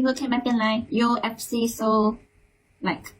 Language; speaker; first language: English; non-native, learner; Thai